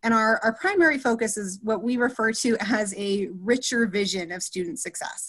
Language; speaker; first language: English; native; English